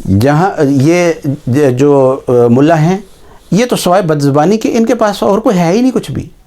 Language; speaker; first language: Urdu; native; Urdu